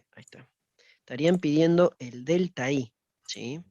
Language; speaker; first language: Spanish; native; Spanish